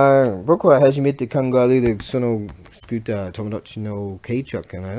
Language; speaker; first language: Japanese; non-native, learner; English